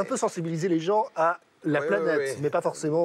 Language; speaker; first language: French; native; French